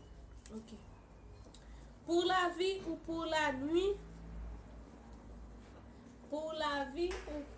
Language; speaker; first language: French; non-native, learner; Haitian Creole